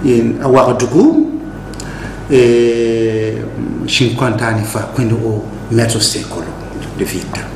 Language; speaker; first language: Italian; non-native, fluent; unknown